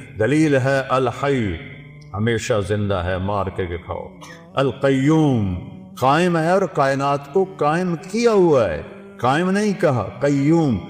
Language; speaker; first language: Urdu; non-native, local second language; Saraiki